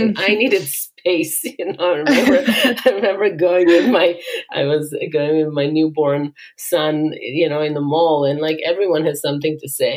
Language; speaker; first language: English; non-native, fluent; Hebrew